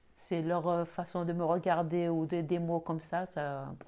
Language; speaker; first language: French; non-native, local second language; Arabic